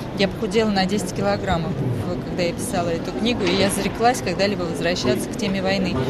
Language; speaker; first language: Russian; non-native, local second language; Armenian